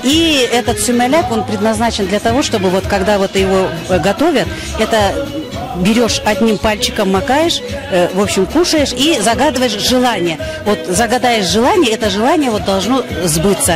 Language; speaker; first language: Russian; native; Russian